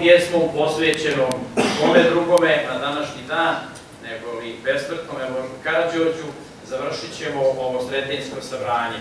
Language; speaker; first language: Serbian; native; Serbian